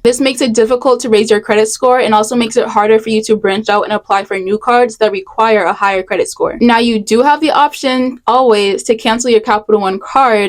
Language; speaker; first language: English; native; English